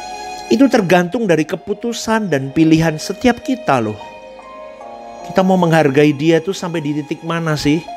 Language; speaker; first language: Indonesian; native; Indonesian